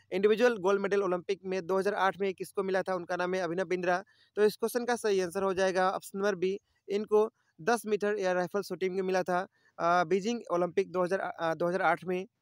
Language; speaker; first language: Hindi; native; Hindi